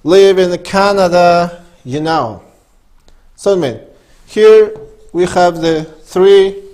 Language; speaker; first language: English; non-native, fluent; Kazakh